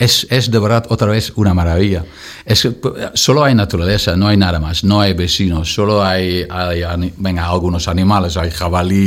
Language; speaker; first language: Spanish; non-native, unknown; Dutch